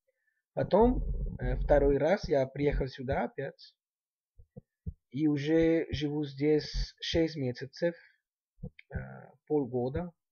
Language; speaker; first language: Russian; non-native, learner; Spanish